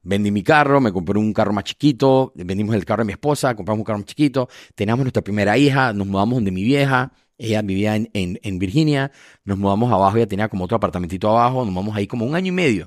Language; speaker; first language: Spanish; native; Spanish